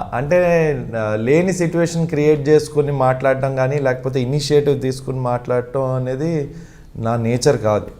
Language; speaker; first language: Telugu; non-native, local second language; Malayalam